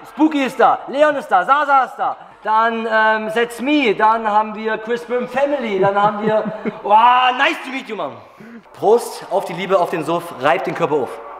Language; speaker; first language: German; native; German